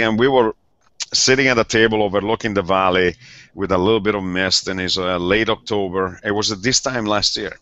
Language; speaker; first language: English; non-native, fluent; Italian